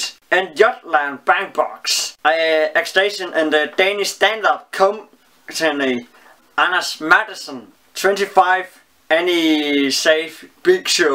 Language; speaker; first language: English; non-native, learner; Danish